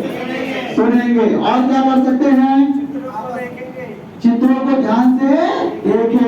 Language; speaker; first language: Hindi; native; Hindi